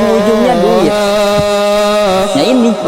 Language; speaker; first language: Indonesian; native; Indonesian